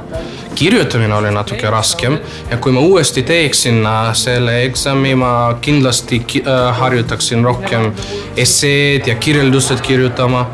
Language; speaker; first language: Estonian; non-native, fluent; Macedonian